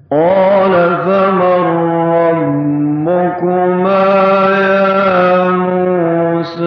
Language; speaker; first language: Arabic; native; Arabic